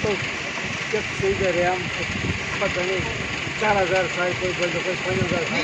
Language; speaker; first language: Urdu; non-native, local second language; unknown